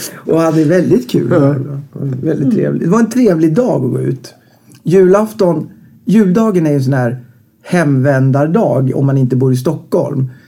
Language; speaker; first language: Swedish; native; Swedish